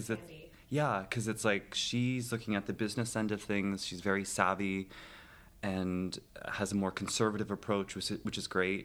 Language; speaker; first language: English; native; English